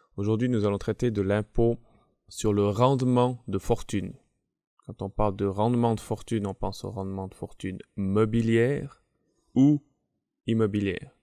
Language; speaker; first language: French; native; French